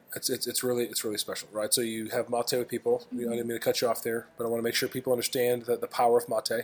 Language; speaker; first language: English; native; English